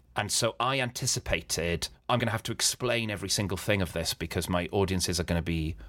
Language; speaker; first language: English; non-native, local second language; Welsh